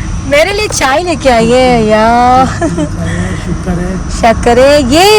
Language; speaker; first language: Hindi; non-native, local second language; Malayalam